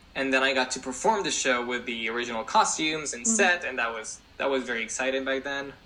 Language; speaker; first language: English; non-native, fluent; Spanish